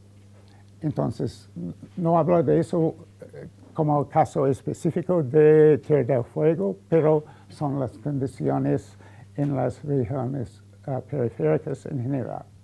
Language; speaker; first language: Spanish; non-native, fluent; English